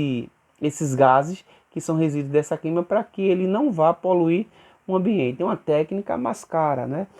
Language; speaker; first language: Portuguese; native; Portuguese